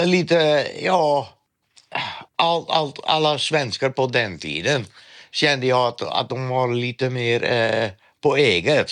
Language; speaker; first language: Swedish; non-native, learner; Dutch